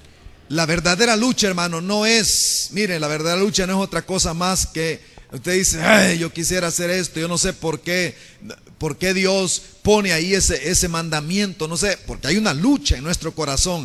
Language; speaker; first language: Spanish; native; Spanish